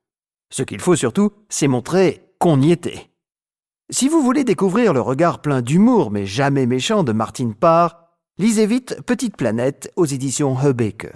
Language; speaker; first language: French; native; French